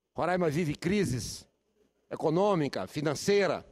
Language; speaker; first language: Portuguese; native; Portuguese